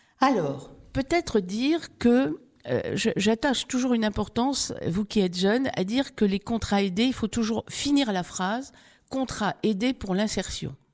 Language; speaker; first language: French; native; French